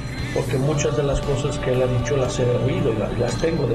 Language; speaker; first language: Spanish; native; Spanish